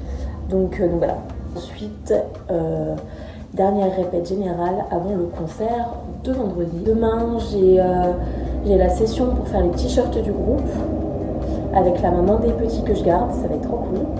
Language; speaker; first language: French; native; French